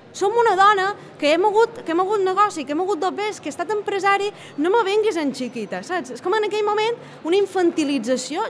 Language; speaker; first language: Catalan; native; Catalan